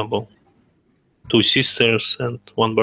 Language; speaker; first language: English; non-native, learner; Russian